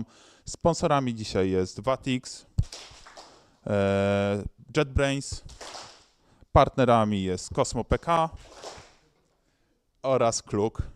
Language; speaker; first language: Polish; native; Polish